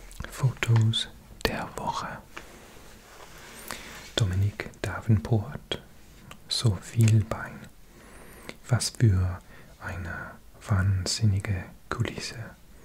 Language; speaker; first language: German; non-native, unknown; English